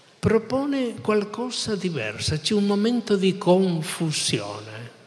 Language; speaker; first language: Italian; non-native, fluent; Spanish